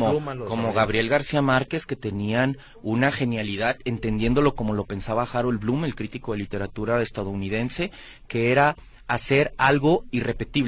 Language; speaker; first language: Spanish; native; Spanish